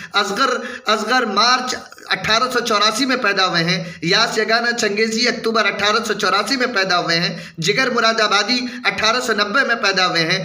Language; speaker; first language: Urdu; native; Urdu